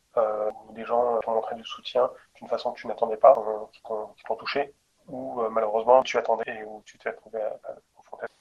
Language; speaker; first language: French; native; French